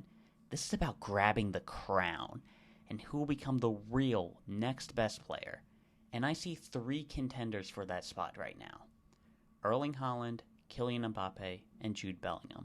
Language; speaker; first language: English; native; English